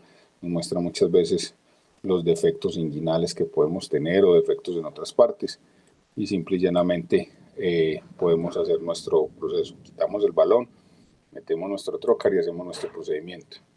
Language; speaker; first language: Spanish; native; Spanish